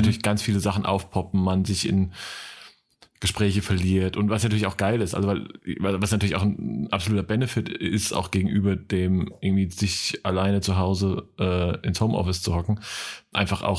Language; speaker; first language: German; native; German